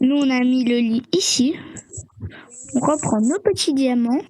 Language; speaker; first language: French; native; French